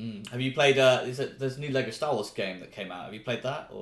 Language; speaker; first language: English; native; English